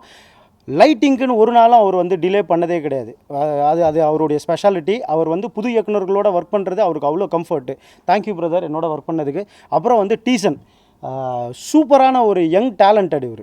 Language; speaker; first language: Tamil; native; Tamil